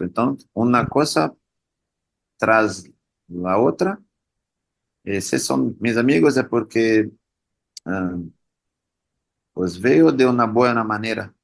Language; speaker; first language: Spanish; non-native, learner; Portuguese